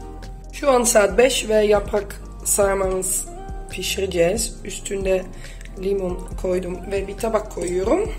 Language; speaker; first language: Turkish; non-native, fluent; Dutch